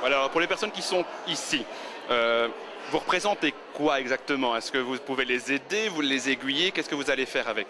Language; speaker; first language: French; native; French